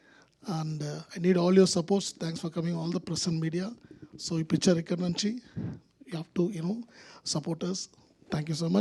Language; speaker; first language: Telugu; non-native, local second language; Tamil